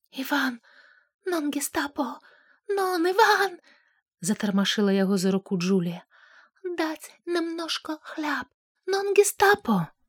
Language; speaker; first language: Belarusian; native; Belarusian